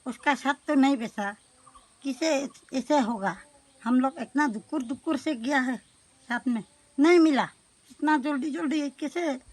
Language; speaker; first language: Hindi; non-native, local second language; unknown